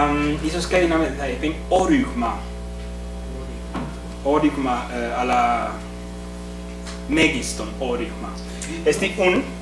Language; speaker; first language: Greek; non-native, learner; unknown